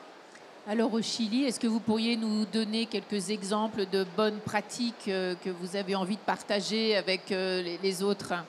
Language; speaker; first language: French; native; French